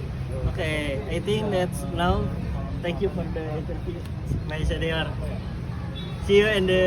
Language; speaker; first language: English; non-native, learner; Indonesian